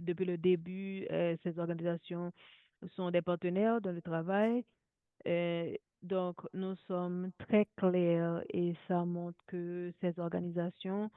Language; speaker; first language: French; non-native, local second language; Haitian Creole